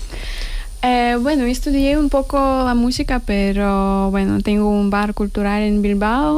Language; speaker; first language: Spanish; native; Spanish